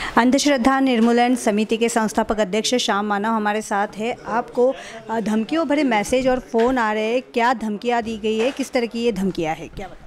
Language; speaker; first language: Hindi; non-native, local second language; Marathi